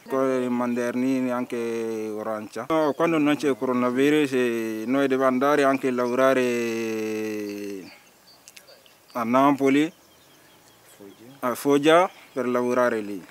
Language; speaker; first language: Italian; non-native, learner; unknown